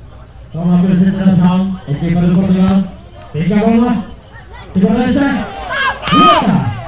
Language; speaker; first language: Portuguese; non-native, learner; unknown